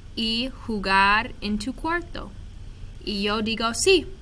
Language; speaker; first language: Spanish; non-native, fluent; English